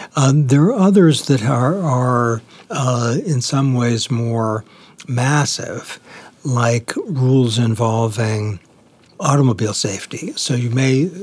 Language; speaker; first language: English; native; English